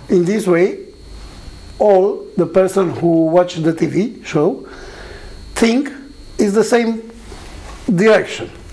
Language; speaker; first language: English; non-native, learner; Romanian